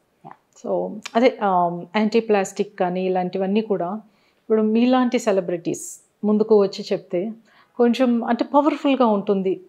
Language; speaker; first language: Telugu; native; Telugu